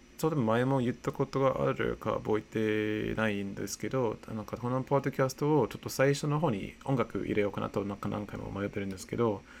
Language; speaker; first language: Japanese; non-native, fluent; English